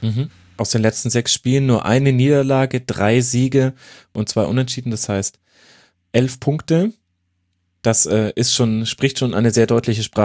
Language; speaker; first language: German; native; German